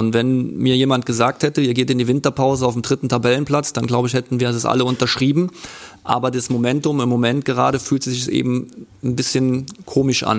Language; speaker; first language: German; native; German